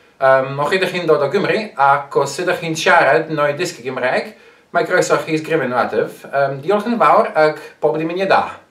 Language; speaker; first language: Welsh; non-native, learner; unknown